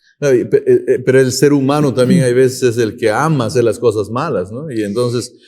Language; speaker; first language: Spanish; native; Spanish